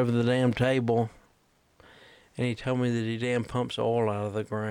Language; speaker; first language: English; native; English